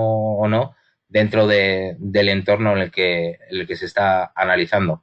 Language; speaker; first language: Spanish; native; Spanish